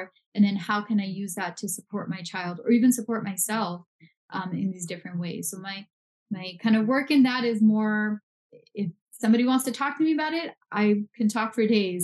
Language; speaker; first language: English; non-native, local second language; Punjabi